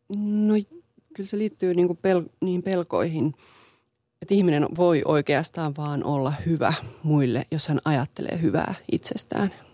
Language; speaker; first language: Finnish; non-native, local second language; Swedish